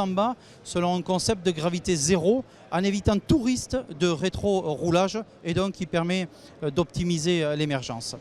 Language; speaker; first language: French; native; French